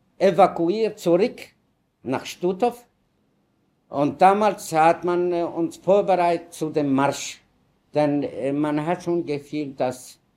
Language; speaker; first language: German; non-native, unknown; Yiddish